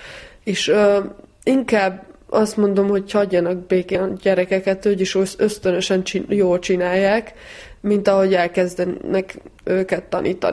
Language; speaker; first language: Hungarian; early bilingual, heritage; Hungarian